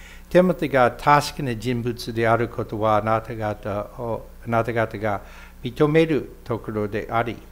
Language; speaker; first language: Japanese; non-native, fluent; English